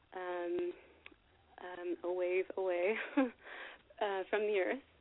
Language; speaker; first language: English; native; English